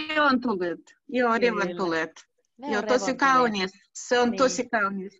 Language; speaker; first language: Finnish; non-native, learner; Russian